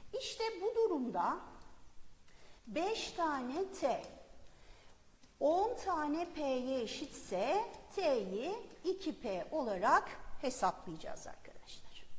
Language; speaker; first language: Turkish; native; Turkish